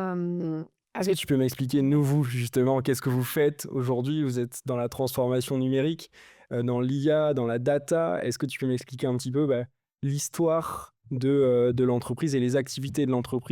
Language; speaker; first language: French; native; French